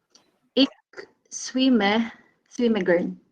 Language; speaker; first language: German; non-native, learner; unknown